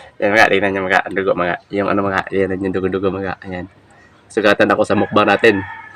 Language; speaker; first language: Filipino; non-native, local second language; Cebuano